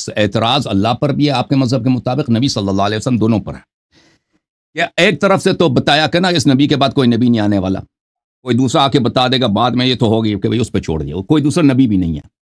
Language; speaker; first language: Urdu; non-native, fluent; Persian